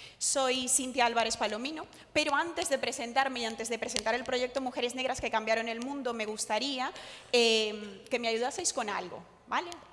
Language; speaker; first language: Spanish; native; Spanish